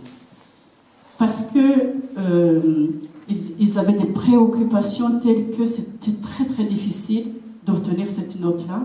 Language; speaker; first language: French; non-native, local second language; Kinyarwanda